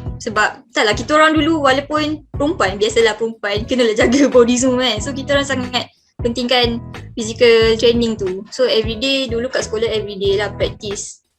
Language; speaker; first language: Malay; native; Malay